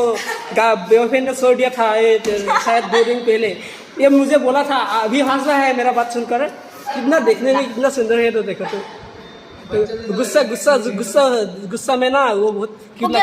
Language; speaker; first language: Hindi; non-native, local second language; Assamese